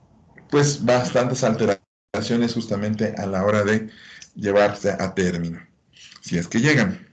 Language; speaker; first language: Spanish; native; Spanish